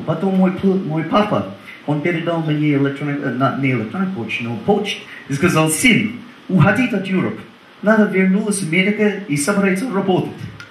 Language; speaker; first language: Russian; non-native, learner; English